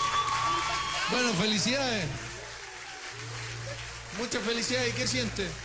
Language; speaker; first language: Spanish; native; Spanish